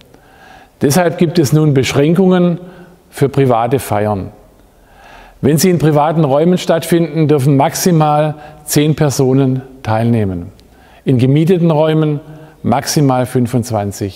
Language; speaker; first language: German; native; German